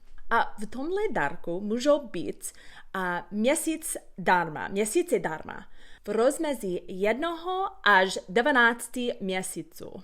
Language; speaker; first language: Czech; non-native, learner; English